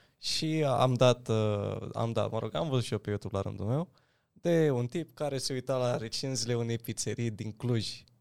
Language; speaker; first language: Romanian; native; Romanian